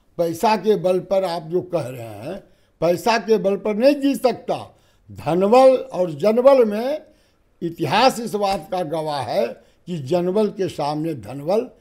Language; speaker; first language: Hindi; native; Hindi